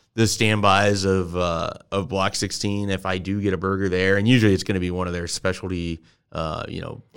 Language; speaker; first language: English; native; English